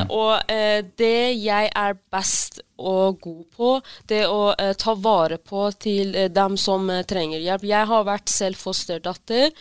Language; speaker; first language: Norwegian; non-native, fluent; Persian